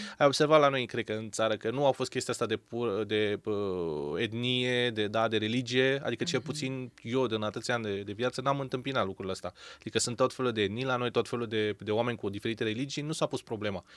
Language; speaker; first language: Romanian; native; Romanian